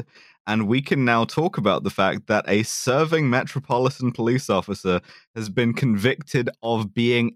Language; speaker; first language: English; native; English